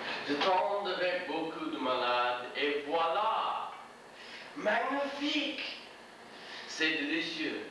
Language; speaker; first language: French; non-native, learner; English